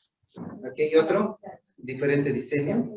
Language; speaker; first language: Spanish; non-native, local second language; Zapotec